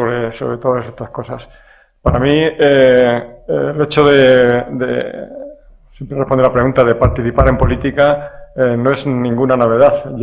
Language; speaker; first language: Spanish; native; Spanish